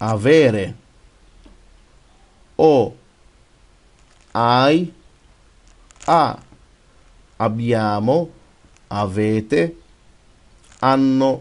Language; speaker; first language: Italian; non-native, fluent; Arabic